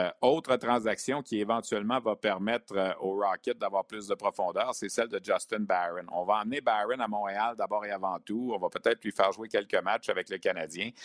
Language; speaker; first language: French; native; French